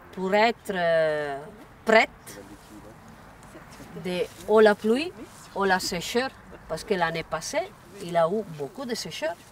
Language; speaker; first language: French; non-native, learner; Italian